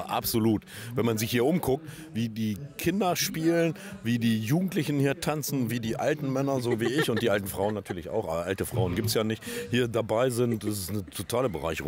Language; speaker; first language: German; native; German